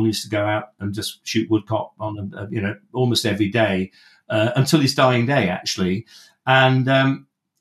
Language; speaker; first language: English; native; English